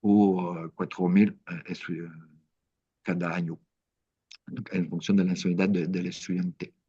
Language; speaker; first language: Spanish; non-native, learner; French